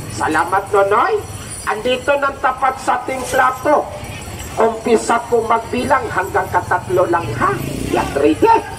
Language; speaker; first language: Filipino; non-native, local second language; Cebuano